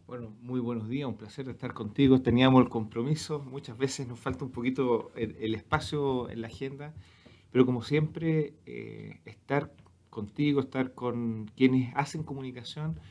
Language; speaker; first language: Spanish; native; Spanish